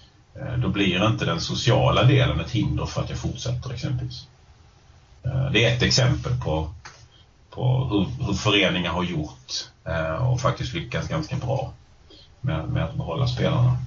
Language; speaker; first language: Swedish; native; Swedish